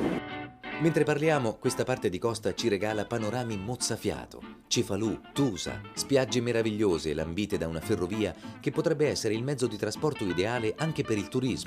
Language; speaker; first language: Italian; native; Italian